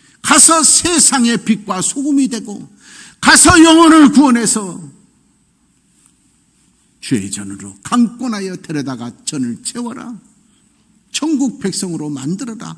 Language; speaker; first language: Korean; native; Korean